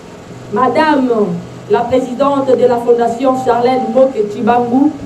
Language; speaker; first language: French; non-native, local second language; Lingala